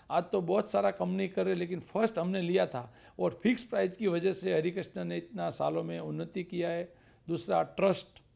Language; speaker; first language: Hindi; non-native, local second language; Gujarati